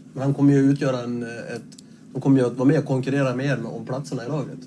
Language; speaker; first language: Swedish; native; Swedish